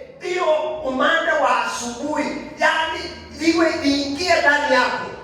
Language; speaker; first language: Swahili; non-native, local second language; Kikuyu